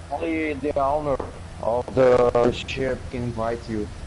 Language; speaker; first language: English; non-native, fluent; Portuguese